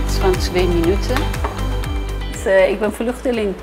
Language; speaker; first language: Dutch; non-native, fluent; Persian